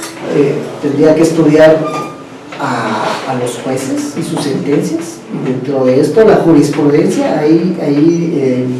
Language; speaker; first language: Spanish; native; Spanish